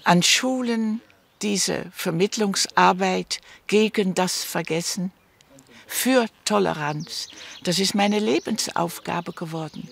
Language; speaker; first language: German; early bilingual, heritage; German